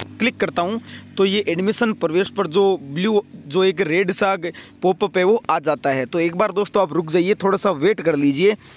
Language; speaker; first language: Hindi; native; Hindi